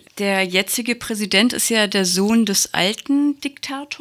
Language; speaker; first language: German; native; German